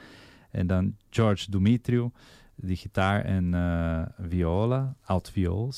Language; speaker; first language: Dutch; non-native, fluent; Portuguese